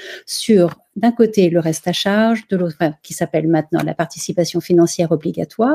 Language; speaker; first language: French; native; French